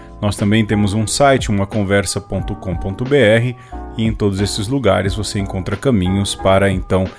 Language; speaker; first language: Portuguese; native; Portuguese